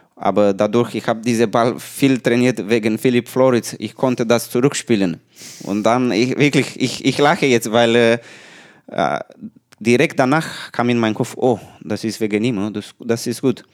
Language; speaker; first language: German; non-native, learner; Romanian